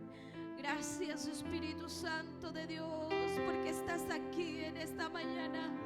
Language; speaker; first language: Spanish; native; Spanish